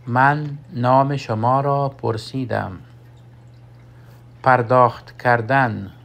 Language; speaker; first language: Persian; non-native, fluent; Urdu